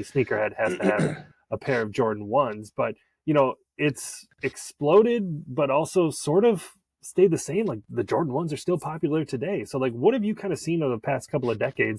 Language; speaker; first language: English; native; English